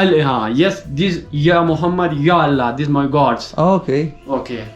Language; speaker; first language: English; non-native, learner; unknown